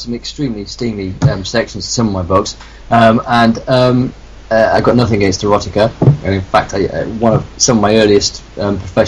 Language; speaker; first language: English; native; English